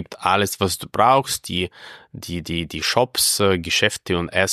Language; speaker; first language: German; non-native, fluent; Russian